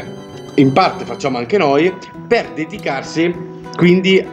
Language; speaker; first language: Italian; native; Italian